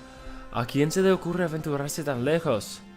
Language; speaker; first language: Spanish; non-native, fluent; English